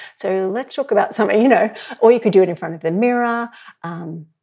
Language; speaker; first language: English; native; English